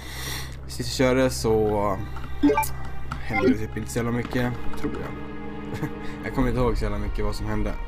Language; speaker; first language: Swedish; native; Swedish